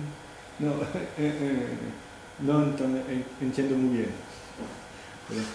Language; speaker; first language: Spanish; non-native, fluent; French